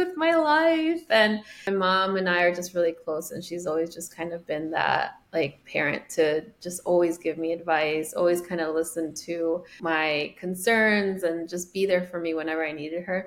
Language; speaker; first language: English; early bilingual, other home language; Spanish